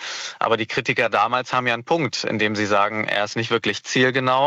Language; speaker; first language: German; native; German